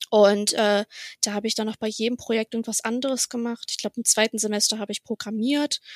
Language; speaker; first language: German; native; German